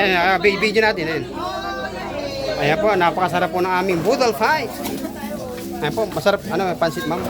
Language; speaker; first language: Filipino; native; Filipino